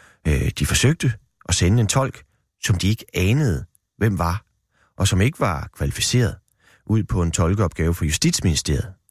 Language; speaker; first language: Danish; native; Danish